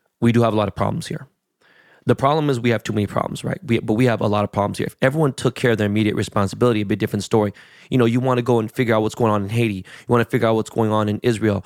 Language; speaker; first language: English; native; English